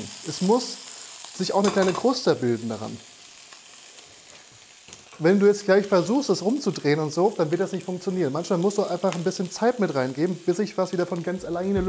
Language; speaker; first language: German; native; German